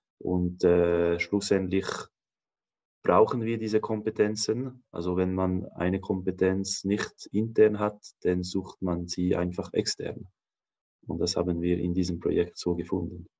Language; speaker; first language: German; non-native, local second language; French